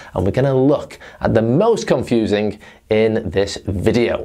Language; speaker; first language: English; native; English